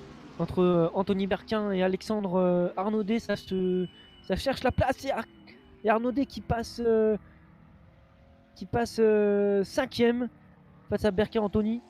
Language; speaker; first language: French; native; French